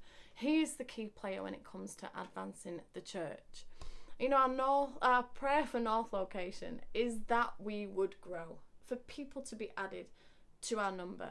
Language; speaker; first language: English; native; English